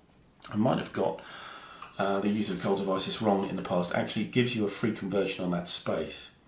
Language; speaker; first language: English; native; English